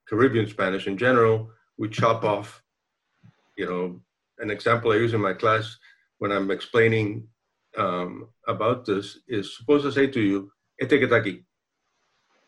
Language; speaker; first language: English; non-native, fluent; Spanish